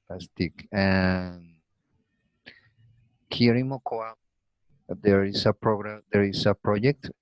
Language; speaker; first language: English; non-native, learner; Spanish